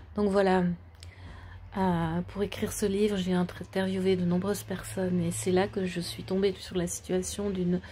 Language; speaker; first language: French; native; French